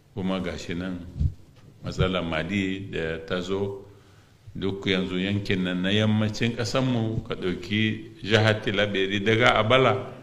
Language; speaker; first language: Hausa; non-native, local second language; Arabic